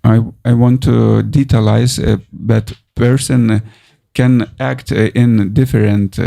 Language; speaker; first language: English; non-native, learner; Lithuanian